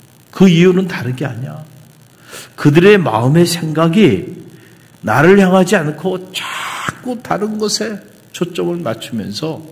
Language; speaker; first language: Korean; native; Korean